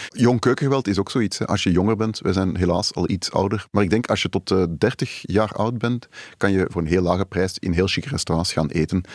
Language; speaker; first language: Dutch; native; Dutch